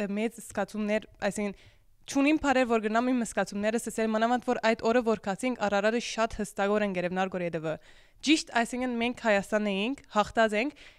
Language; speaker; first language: Armenian; early bilingual, heritage; Armenian